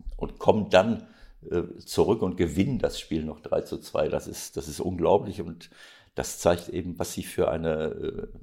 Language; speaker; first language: German; native; German